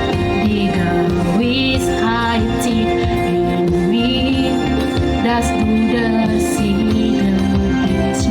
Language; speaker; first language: German; non-native, learner; Indonesian